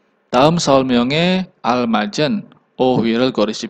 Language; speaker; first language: Korean; non-native, learner; Indonesian